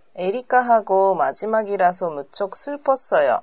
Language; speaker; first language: Korean; non-native, learner; Japanese